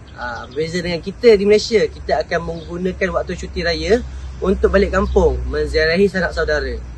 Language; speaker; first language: Malay; native; Malay